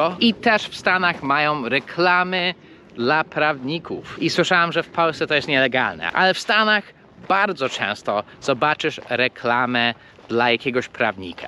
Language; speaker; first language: Polish; non-native, fluent; English